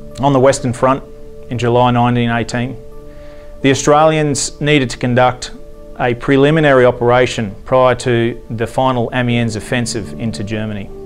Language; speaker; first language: English; native; English